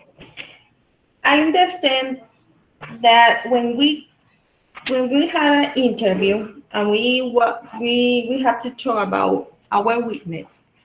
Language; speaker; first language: English; non-native, learner; Spanish